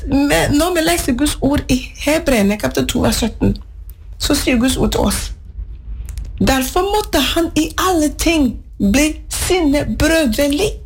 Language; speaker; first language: Norwegian; non-native, fluent; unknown